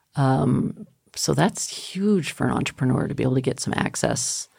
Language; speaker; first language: English; native; English